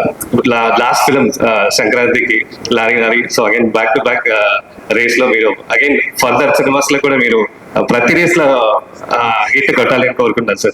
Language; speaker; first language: Telugu; non-native, fluent; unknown